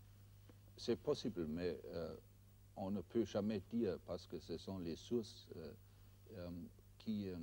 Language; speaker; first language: French; non-native, fluent; German